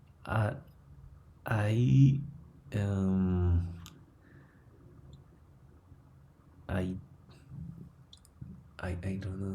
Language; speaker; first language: English; non-native, learner; Spanish